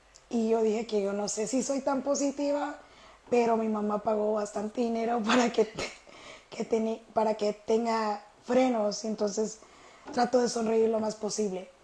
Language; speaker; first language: Spanish; early bilingual, heritage; Spanish